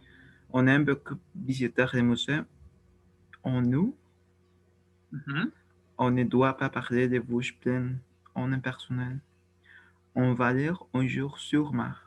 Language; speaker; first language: French; non-native, learner; Spanish